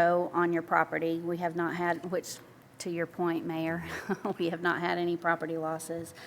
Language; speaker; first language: English; native; English